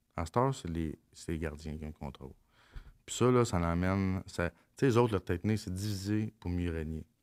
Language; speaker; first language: French; native; French